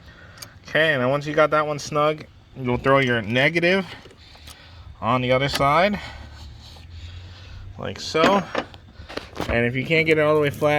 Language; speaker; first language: English; native; English